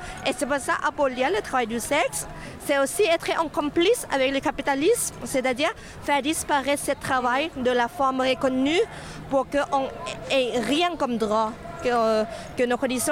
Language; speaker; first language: French; non-native, fluent; Thai